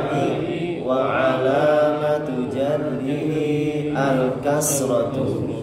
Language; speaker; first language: Arabic; non-native, fluent; Indonesian